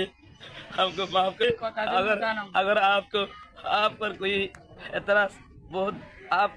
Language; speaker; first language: Hindi; non-native, learner; Rohingya